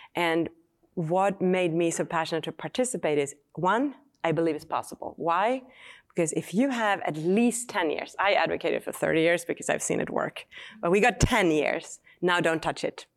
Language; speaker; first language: English; non-native, fluent; Swedish